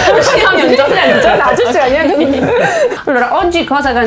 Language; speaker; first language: Korean; early bilingual, heritage; Korean